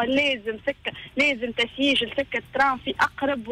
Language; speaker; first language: Arabic; native; Arabic